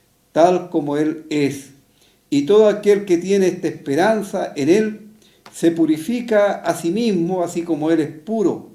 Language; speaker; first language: Spanish; native; Spanish